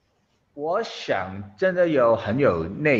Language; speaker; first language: Chinese; non-native, local second language; Cantonese